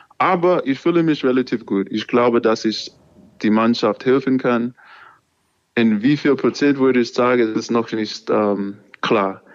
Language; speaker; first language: German; non-native, learner; English